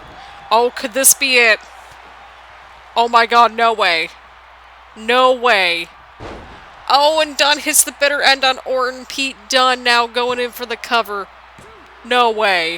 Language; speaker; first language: English; native; English